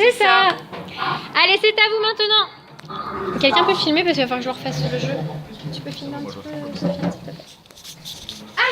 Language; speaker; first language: French; native; French